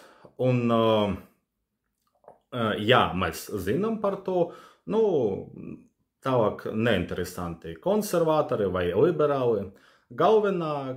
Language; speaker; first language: Latvian; non-native, fluent; Russian